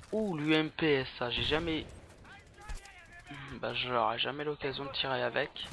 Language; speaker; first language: French; native; French